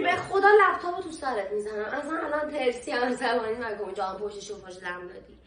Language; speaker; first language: Persian; native; Persian